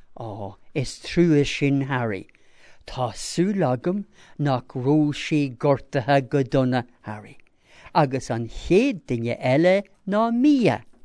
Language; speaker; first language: Irish; non-native, local second language; English